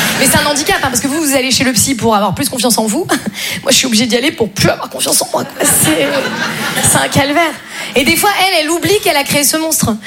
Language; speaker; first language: French; native; French